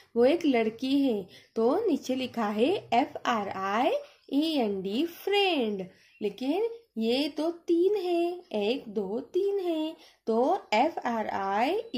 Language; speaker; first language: Hindi; non-native, local second language; Marathi